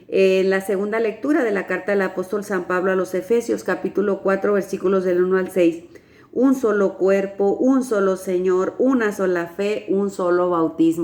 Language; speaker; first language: Spanish; native; Spanish